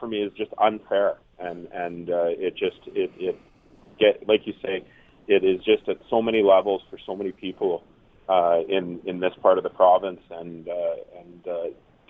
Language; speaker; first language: English; native; English